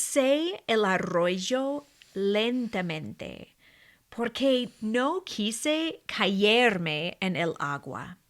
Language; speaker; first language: Spanish; non-native, fluent; English